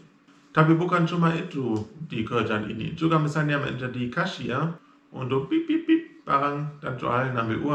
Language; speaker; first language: Indonesian; non-native, fluent; German